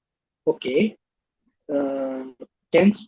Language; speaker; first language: German; non-native, learner; Hindi